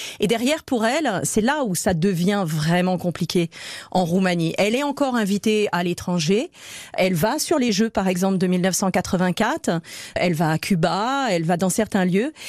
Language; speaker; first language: French; native; French